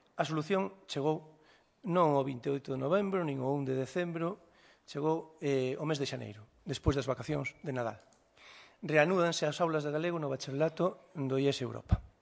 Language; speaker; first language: Galician; native; Galician